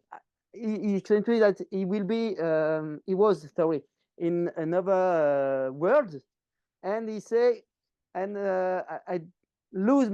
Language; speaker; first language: English; non-native, learner; French